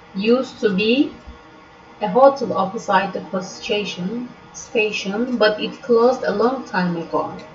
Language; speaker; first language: English; non-native, fluent; Turkish